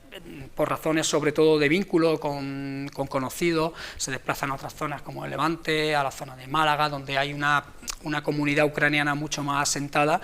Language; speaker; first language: Spanish; native; Spanish